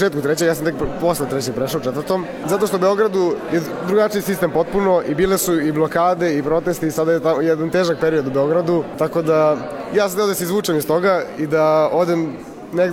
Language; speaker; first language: Serbian; native; Serbian